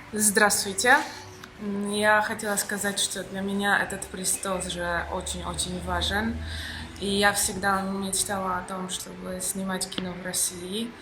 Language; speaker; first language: Russian; non-native, fluent; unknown